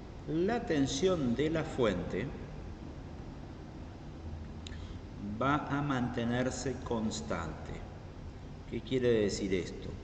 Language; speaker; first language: Spanish; native; Spanish